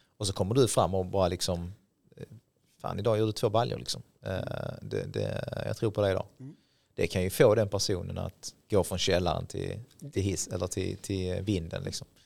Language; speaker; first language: Swedish; native; Swedish